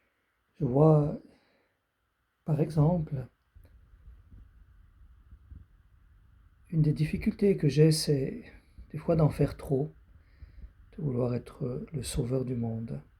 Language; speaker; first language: French; native; French